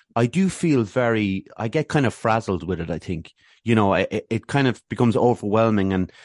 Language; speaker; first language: English; native; English